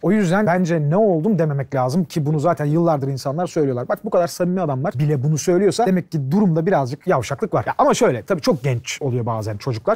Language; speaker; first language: Turkish; native; Turkish